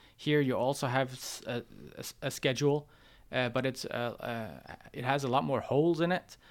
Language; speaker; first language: English; non-native, fluent; Norwegian